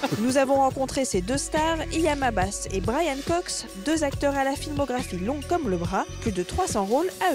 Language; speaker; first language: French; native; French